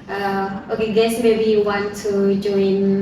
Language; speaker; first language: English; non-native, learner; Indonesian